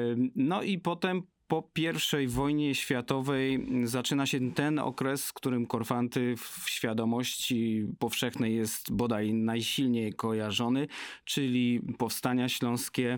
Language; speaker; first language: Polish; native; Polish